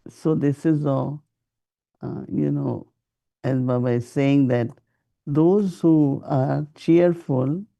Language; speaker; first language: English; non-native, local second language; Hindi